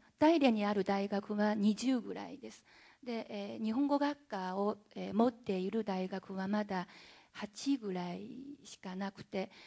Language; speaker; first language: Japanese; non-native, fluent; Chinese